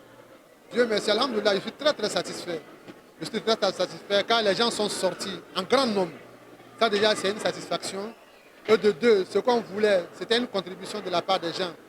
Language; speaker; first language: French; non-native, local second language; Dyula